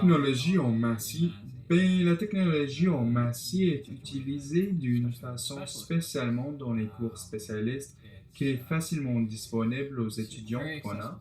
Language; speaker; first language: French; non-native, learner; English